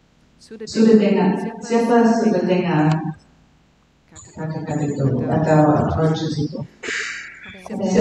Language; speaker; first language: Indonesian; non-native, learner; English